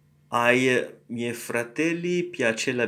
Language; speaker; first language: Italian; non-native, learner; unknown